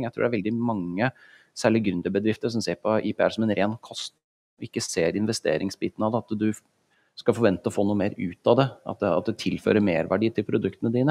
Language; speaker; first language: Norwegian; native; Norwegian